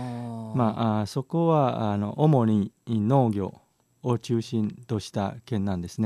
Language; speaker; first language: Japanese; non-native, fluent; Chinese